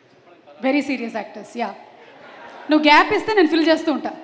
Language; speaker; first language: Telugu; native; Telugu